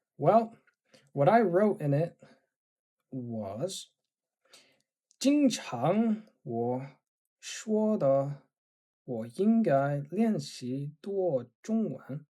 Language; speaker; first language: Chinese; non-native, learner; English